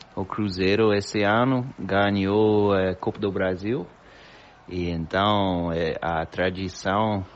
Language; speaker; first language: Portuguese; non-native, fluent; English